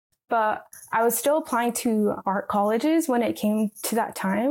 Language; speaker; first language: English; native; English